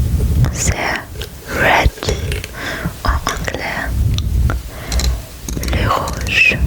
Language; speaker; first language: French; non-native, learner; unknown